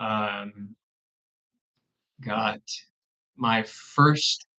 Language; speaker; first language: English; native; English